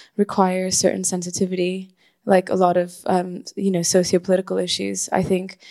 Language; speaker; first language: English; non-native, fluent; Spanish